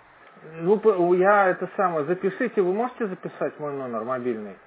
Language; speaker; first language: Russian; native; Russian